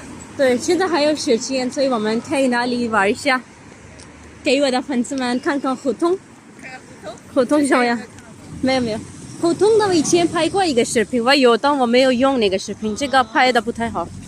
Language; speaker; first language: Chinese; non-native, learner; Urdu